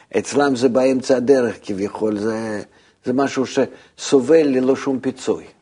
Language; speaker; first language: Hebrew; non-native, fluent; Russian